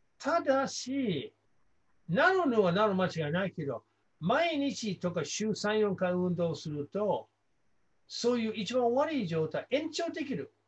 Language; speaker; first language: Japanese; non-native, fluent; English